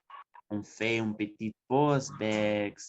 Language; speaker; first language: French; non-native, learner; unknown